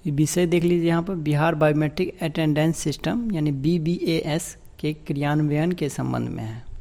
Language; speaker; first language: Hindi; native; Hindi